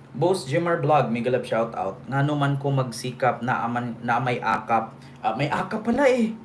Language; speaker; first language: Filipino; non-native, local second language; Cebuano